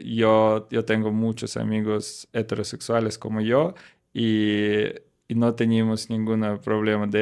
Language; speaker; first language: Spanish; non-native, learner; Russian